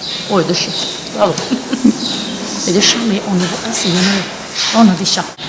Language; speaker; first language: French; native; French